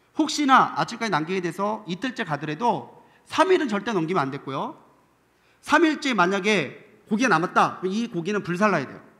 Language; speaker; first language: Korean; native; Korean